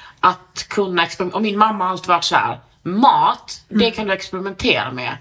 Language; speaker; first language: Swedish; native; Swedish